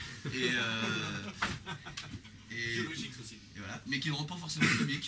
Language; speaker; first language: French; native; French